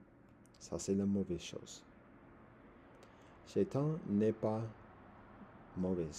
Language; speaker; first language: French; non-native, learner; English